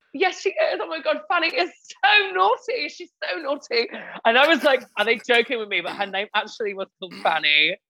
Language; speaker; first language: English; native; English